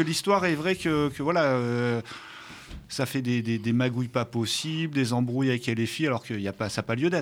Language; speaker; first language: French; native; French